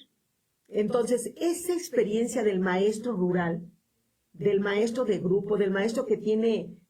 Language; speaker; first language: Spanish; native; Spanish